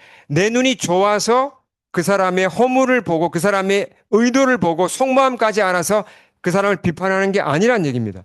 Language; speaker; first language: Korean; native; Korean